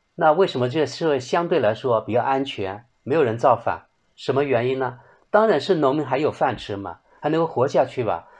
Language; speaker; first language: Chinese; native; Chinese